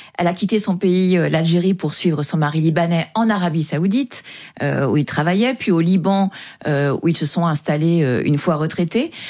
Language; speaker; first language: French; native; French